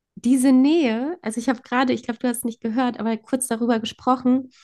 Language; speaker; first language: German; early bilingual, other home language; Polish